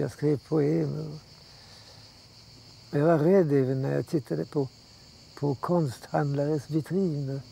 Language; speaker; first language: Swedish; early bilingual, heritage; Swedish